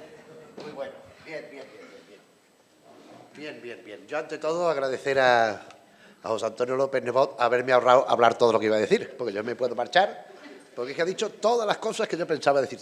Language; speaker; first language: Spanish; native; Spanish